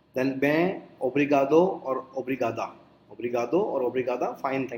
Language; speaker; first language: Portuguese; non-native, learner; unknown